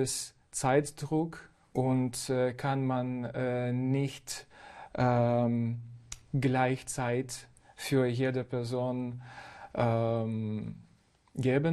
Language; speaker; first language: German; non-native, fluent; Ukrainian